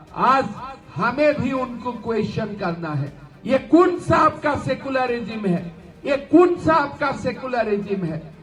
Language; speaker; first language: Hindi; non-native, local second language; Assamese